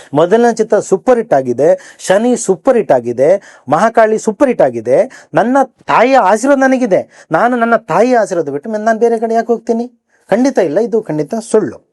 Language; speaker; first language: Kannada; native; Kannada